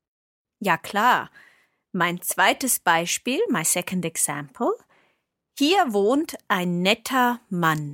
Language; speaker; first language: German; non-native, fluent; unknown